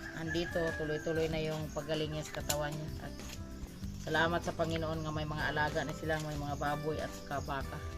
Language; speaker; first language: Filipino; non-native, local second language; Cebuano